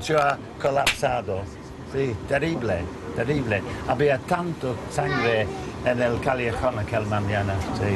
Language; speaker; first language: Spanish; non-native, learner; English